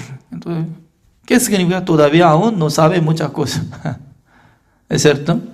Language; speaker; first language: Spanish; non-native, fluent; Korean